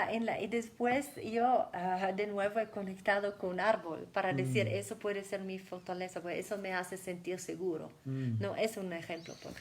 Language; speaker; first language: Spanish; non-native, fluent; German